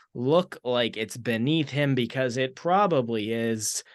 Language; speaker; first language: English; native; English